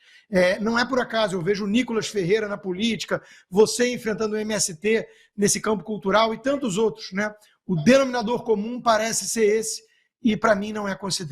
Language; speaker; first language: Portuguese; native; Portuguese